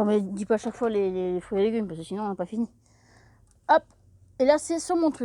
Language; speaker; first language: French; native; French